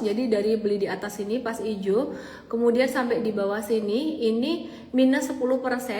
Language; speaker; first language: Indonesian; native; Indonesian